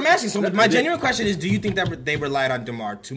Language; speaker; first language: English; native; English